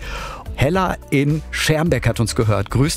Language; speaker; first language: German; native; German